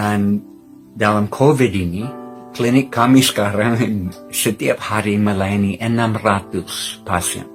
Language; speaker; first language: Indonesian; non-native, fluent; English